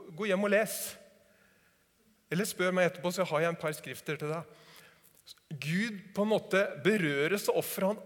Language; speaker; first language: Norwegian; native; Norwegian